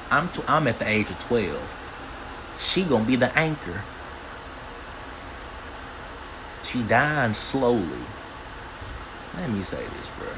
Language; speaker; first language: English; native; English